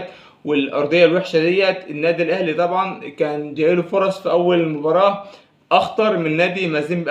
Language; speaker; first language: Arabic; native; Arabic